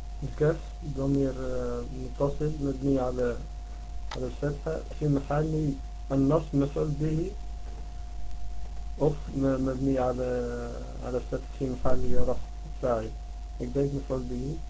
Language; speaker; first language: Arabic; non-native, learner; Dutch